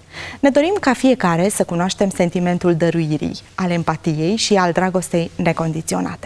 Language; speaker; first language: Romanian; native; Romanian